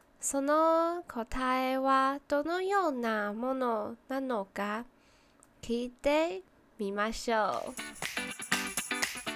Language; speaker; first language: Japanese; non-native, learner; Chinese